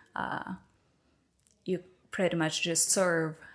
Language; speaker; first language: English; non-native, fluent; Portuguese